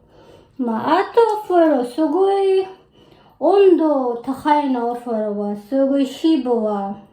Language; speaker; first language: Japanese; non-native, learner; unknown